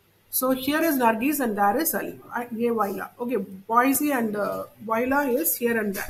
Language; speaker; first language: English; non-native, local second language; Tamil